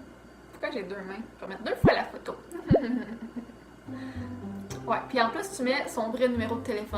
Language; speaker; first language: French; native; French